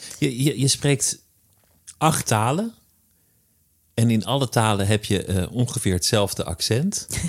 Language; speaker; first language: Dutch; native; Dutch